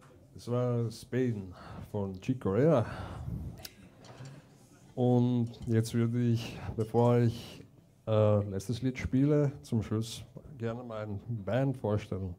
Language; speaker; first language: German; non-native, learner; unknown